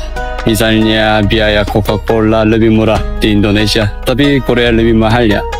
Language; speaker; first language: Indonesian; non-native, fluent; Korean